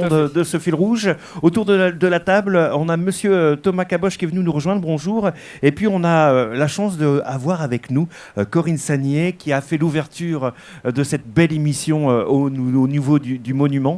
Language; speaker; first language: French; native; French